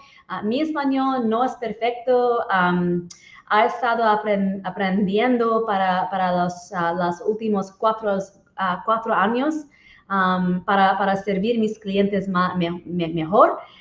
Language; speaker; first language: Spanish; non-native, learner; English